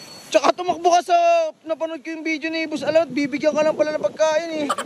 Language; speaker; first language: Filipino; native; Filipino